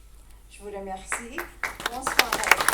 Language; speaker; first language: French; non-native, fluent; Greek